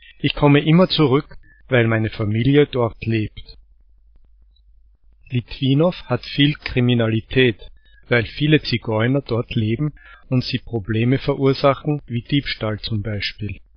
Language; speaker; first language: German; non-native, fluent; Czech